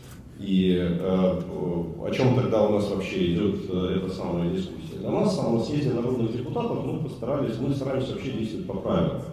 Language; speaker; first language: Russian; native; Russian